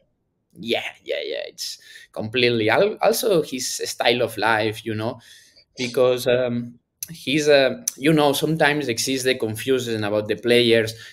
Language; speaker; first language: English; non-native, learner; Spanish